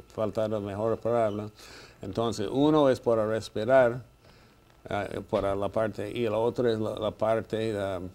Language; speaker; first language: Spanish; non-native, fluent; English